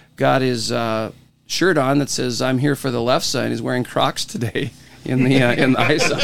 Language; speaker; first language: English; native; English